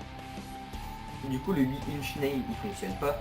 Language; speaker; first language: French; native; French